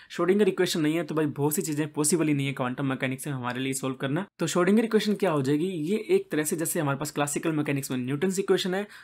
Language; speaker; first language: Hindi; native; Hindi